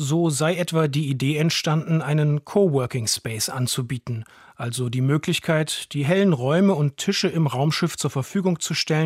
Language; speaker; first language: German; native; German